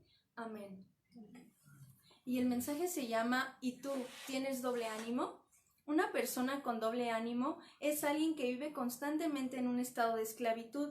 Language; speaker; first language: Spanish; native; Spanish